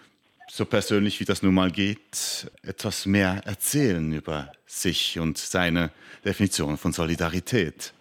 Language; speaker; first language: German; native; German